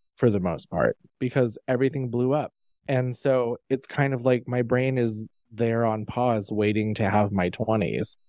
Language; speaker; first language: English; native; English